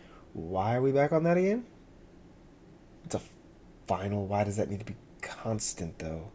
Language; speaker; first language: English; native; English